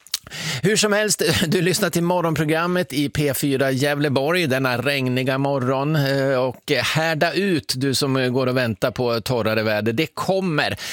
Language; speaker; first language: Swedish; native; Swedish